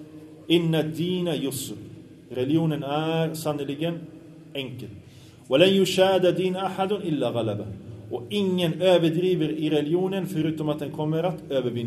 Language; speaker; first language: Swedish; early bilingual, other home language; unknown